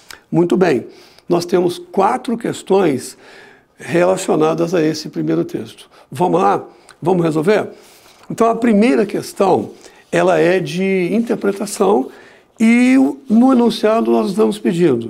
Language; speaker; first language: Portuguese; native; Portuguese